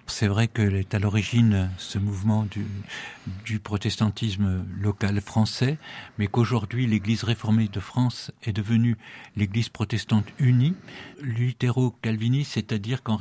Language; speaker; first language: French; native; French